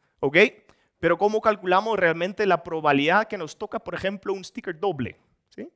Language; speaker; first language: Spanish; non-native, fluent; Dutch